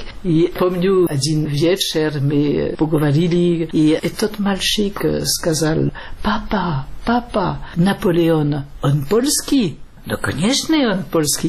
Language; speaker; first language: Russian; non-native, fluent; French